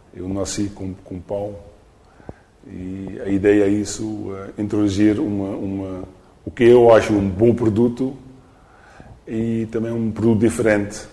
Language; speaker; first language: Portuguese; non-native, learner; Dutch